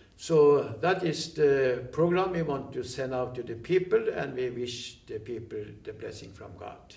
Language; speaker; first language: English; non-native, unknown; Norwegian